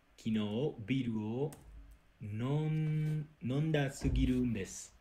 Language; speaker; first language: Japanese; non-native, learner; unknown